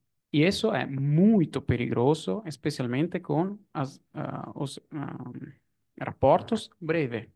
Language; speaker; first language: Portuguese; non-native, fluent; Italian